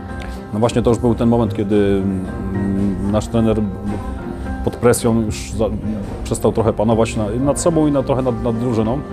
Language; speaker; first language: Polish; native; Polish